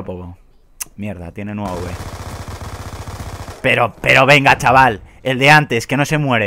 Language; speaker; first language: Spanish; native; Spanish